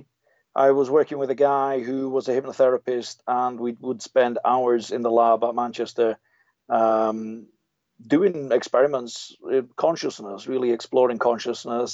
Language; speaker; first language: English; native; English